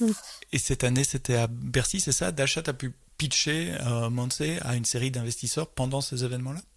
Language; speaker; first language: French; native; French